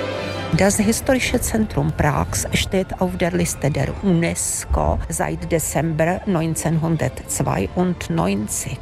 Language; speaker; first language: German; non-native, fluent; Czech